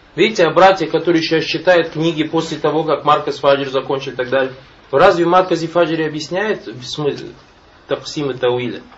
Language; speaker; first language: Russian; non-native, local second language; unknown